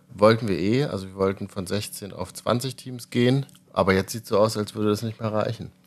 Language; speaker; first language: German; native; German